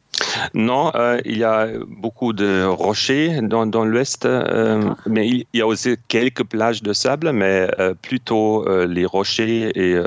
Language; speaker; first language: French; non-native, fluent; German